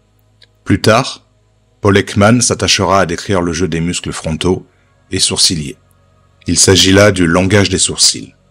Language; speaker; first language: French; native; French